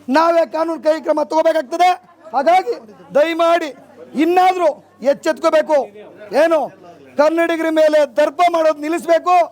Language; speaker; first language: Kannada; native; Kannada